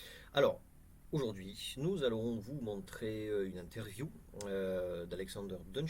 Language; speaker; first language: French; native; French